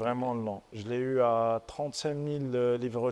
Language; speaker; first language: French; non-native, local second language; Arabic